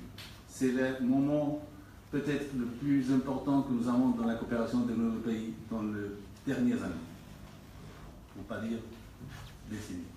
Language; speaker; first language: French; non-native, fluent; Spanish